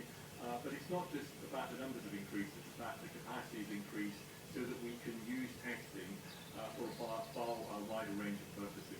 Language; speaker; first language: English; native; English